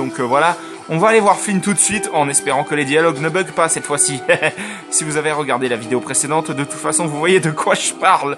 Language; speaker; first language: French; native; French